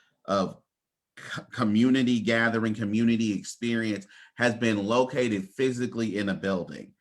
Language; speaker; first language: English; native; English